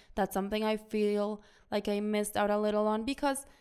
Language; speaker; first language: English; non-native, fluent; Spanish